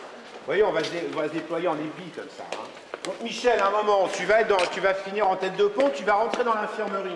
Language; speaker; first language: French; native; French